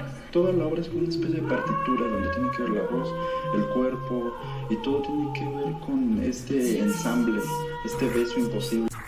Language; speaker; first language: Spanish; native; Spanish